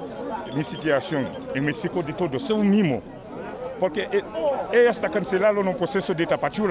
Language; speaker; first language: Spanish; non-native, learner; Haitian Creole